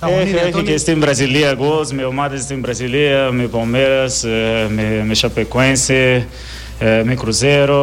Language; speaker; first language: Greek; non-native, learner; Portuguese